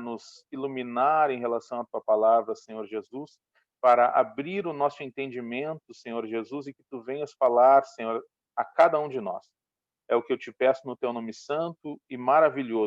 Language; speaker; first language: Portuguese; native; Portuguese